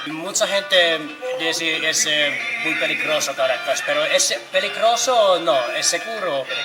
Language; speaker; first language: Spanish; non-native, learner; Finnish